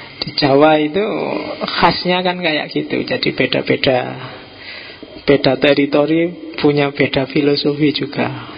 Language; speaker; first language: Indonesian; non-native, local second language; Javanese